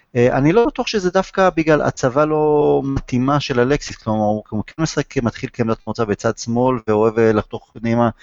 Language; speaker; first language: Hebrew; native; Hebrew